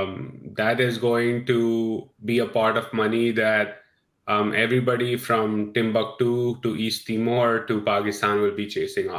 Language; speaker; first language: English; non-native, local second language; Urdu